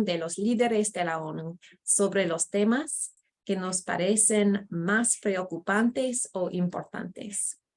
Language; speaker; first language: Spanish; non-native, fluent; English